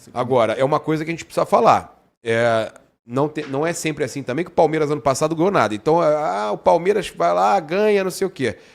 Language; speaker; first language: Portuguese; native; Portuguese